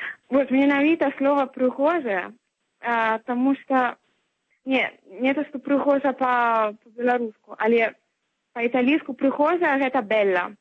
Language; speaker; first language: Belarusian; non-native, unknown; Italian